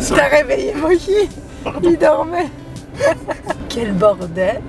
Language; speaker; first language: French; native; French